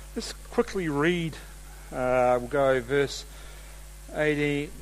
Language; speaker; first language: English; native; English